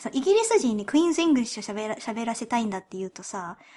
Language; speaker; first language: Japanese; early bilingual, heritage; Japanese